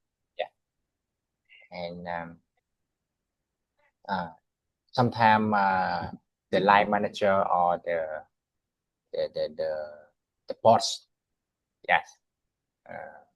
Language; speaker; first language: English; non-native, learner; Vietnamese